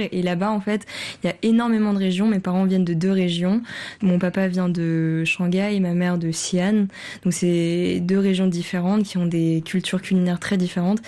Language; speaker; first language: French; early bilingual, other home language; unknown